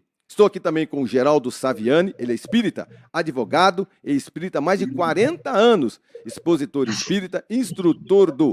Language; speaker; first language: Portuguese; native; Portuguese